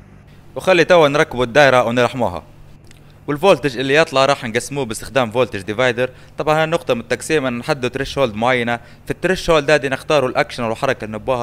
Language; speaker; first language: Arabic; native; Arabic